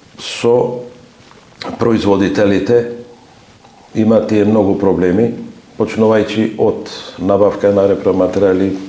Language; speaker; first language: Macedonian; native; Macedonian